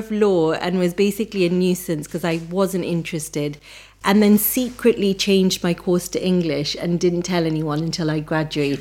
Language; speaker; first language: English; early bilingual, other home language; Punjabi